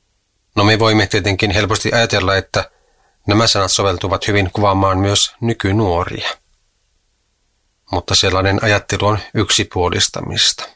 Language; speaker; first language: Finnish; native; Finnish